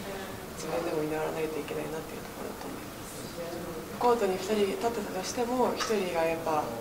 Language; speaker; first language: Japanese; native; Japanese